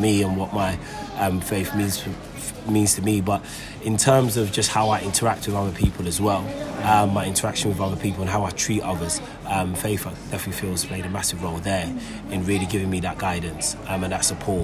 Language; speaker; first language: English; native; English